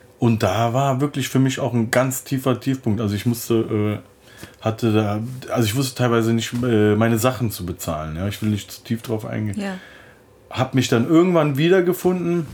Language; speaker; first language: German; early bilingual, other home language; Turkish